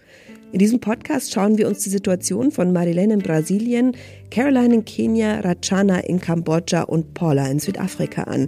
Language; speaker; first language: German; native; German